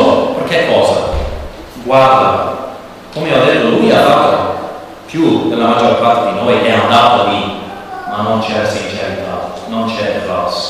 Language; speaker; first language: Italian; non-native, learner; English